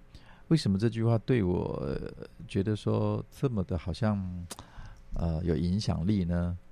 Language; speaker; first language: Chinese; native; Chinese